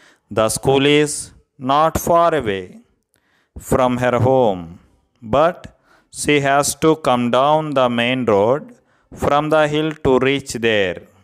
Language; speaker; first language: English; non-native, local second language; Telugu